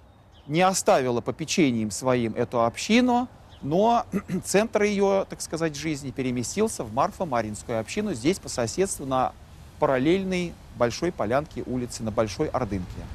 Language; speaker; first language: Russian; native; Russian